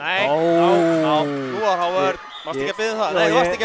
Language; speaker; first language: Icelandic; native; Icelandic